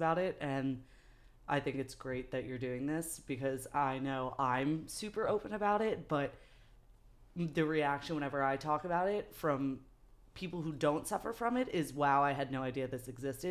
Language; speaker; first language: English; native; English